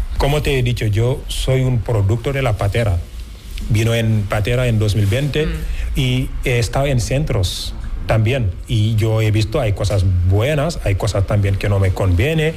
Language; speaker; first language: Spanish; non-native, fluent; Wolof